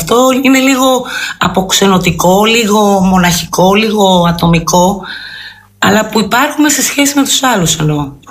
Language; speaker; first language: Greek; early bilingual, heritage; Greek